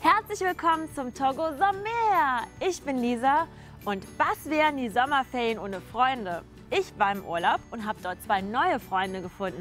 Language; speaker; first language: German; native; German